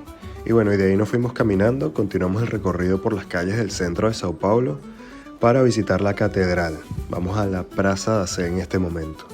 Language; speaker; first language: Spanish; native; Spanish